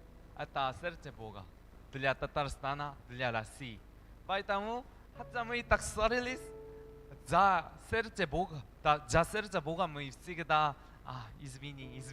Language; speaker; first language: Russian; non-native, learner; Korean